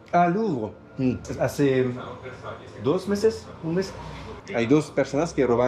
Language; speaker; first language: Spanish; non-native, learner; French